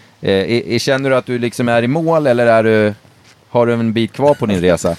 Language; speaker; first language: Swedish; native; Swedish